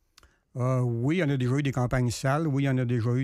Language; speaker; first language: French; native; French